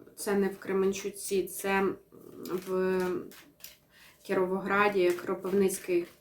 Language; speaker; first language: Ukrainian; non-native, local second language; Russian